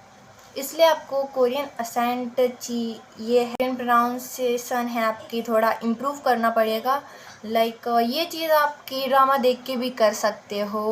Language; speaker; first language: Hindi; native; Hindi